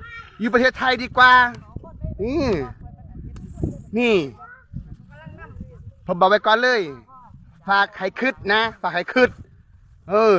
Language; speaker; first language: Thai; non-native, learner; Khmer